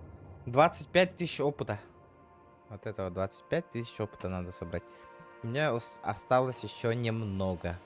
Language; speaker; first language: Russian; native; Russian